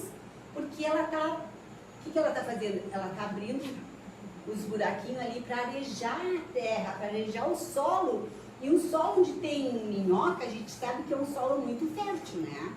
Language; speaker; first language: Portuguese; native; Portuguese